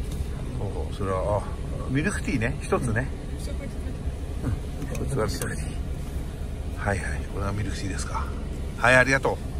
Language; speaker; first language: Japanese; native; Japanese